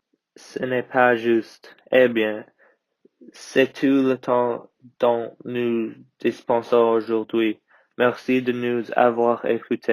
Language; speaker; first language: French; non-native, learner; English